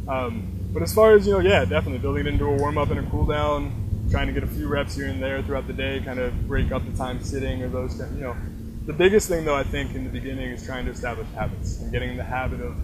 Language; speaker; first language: English; native; English